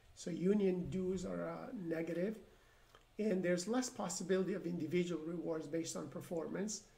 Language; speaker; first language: English; non-native, fluent; Persian